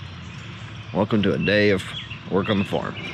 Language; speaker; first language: English; native; English